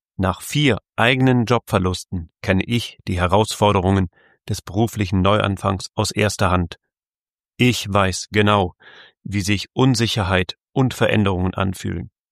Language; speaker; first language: German; native; German